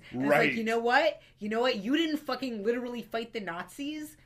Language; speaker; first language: English; native; English